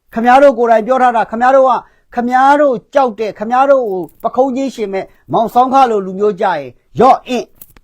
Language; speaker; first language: Burmese; non-native, local second language; Kachin